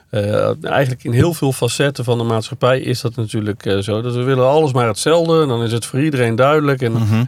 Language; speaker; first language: Dutch; native; Dutch